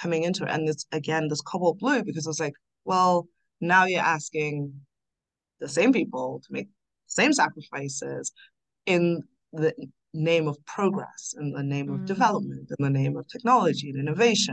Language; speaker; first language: English; non-native, local second language; North Ndebele